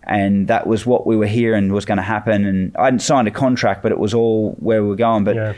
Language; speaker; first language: English; native; English